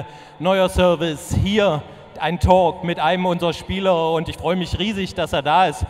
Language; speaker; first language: German; native; German